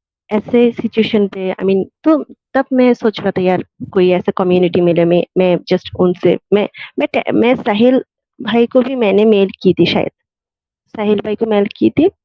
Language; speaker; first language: Hindi; non-native, fluent; Bangla